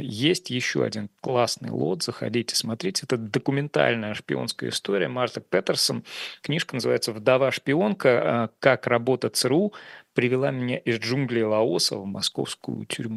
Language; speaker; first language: Russian; native; Russian